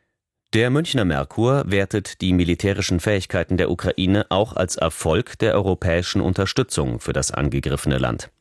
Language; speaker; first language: German; native; German